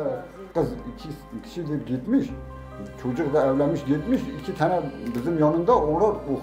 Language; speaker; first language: Turkish; non-native, learner; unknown